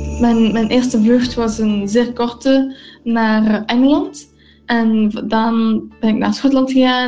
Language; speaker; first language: Dutch; non-native, local second language; English